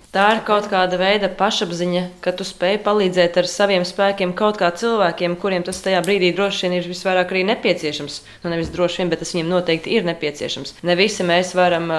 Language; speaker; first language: Latvian; native; Latvian